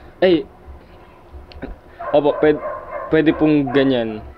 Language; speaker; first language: Filipino; native; Filipino